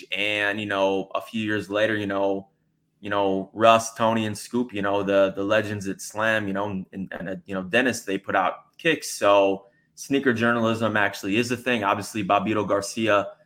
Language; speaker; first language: English; native; English